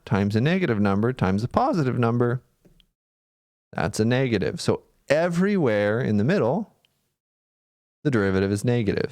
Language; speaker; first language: English; native; English